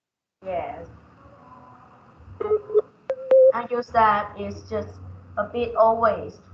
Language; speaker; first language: English; non-native, learner; Vietnamese